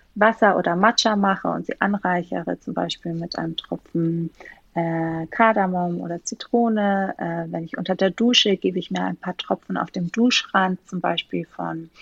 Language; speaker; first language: German; non-native, fluent; Greek